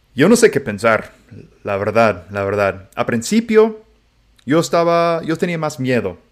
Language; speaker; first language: Spanish; non-native, fluent; English